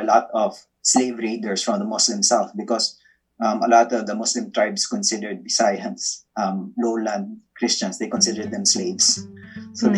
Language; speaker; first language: English; non-native, local second language; Filipino